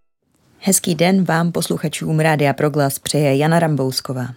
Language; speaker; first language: Czech; native; Czech